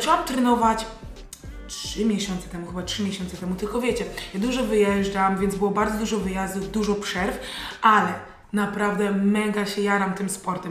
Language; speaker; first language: Polish; native; Polish